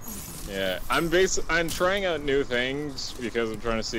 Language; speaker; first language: English; native; English